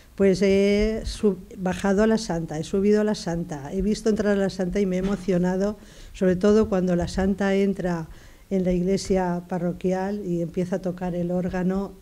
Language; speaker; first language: Spanish; native; Spanish